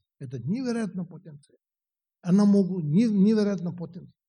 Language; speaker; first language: Russian; non-native, learner; Tibetan